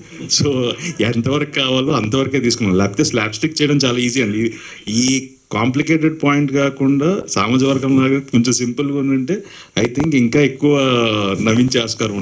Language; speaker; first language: Telugu; native; Telugu